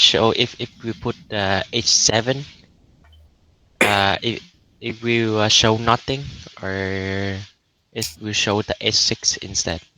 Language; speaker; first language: English; non-native, learner; Vietnamese